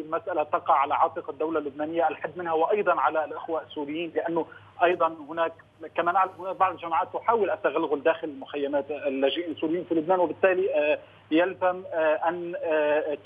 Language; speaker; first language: Arabic; native; Arabic